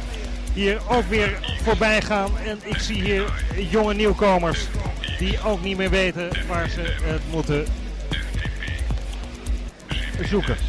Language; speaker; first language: Dutch; native; Dutch